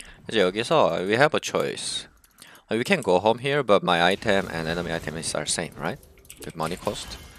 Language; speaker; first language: English; non-native, fluent; Korean